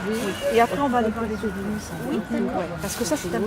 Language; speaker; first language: French; native; French